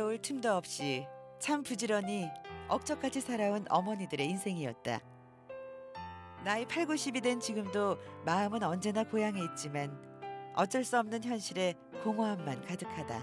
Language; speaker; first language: Korean; native; Korean